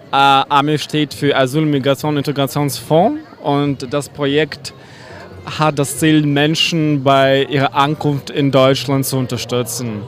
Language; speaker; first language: German; non-native, fluent; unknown